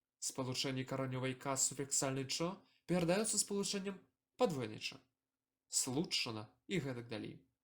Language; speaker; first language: Belarusian; native; Belarusian